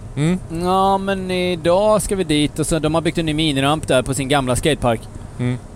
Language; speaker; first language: Swedish; native; Swedish